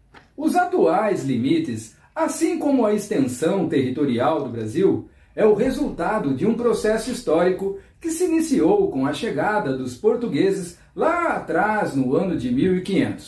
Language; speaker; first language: Portuguese; native; Portuguese